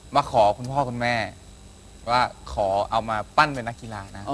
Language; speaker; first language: Thai; native; Thai